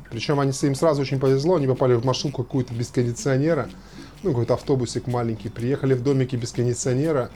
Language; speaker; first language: Russian; native; Russian